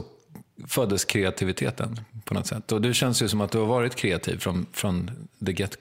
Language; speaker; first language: Swedish; native; Swedish